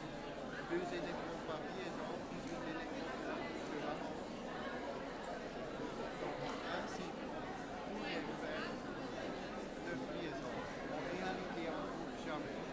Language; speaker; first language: French; non-native, fluent; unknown